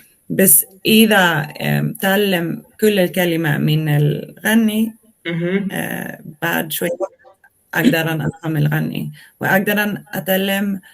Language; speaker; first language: Arabic; non-native, learner; Swedish